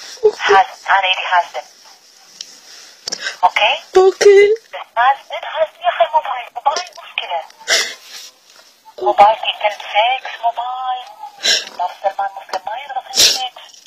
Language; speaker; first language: Arabic; non-native, learner; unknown